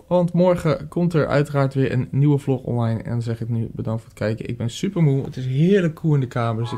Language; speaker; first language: Dutch; native; Dutch